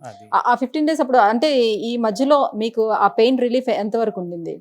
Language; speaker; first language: Telugu; native; Telugu